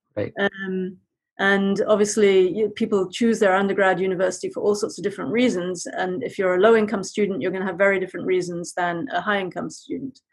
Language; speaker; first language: English; native; English